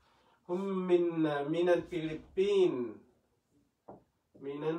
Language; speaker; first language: Arabic; non-native, fluent; Western Cham